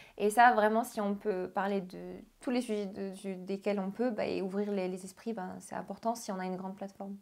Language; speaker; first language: French; early bilingual, other home language; Arabic